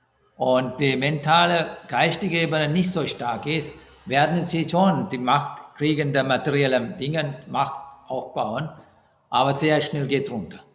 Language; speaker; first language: German; non-native, learner; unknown